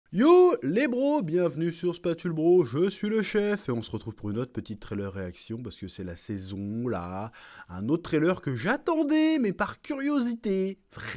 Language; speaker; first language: French; native; French